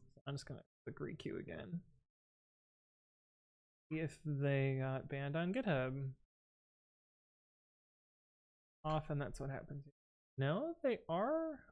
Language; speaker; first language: English; native; English